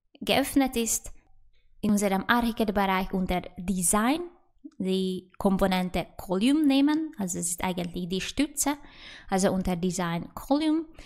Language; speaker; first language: German; non-native, fluent; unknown